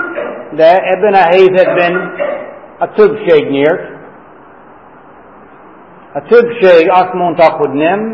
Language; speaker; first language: Hungarian; non-native, fluent; English